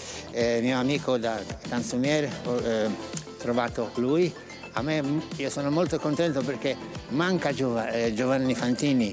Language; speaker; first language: Italian; non-native, learner; Czech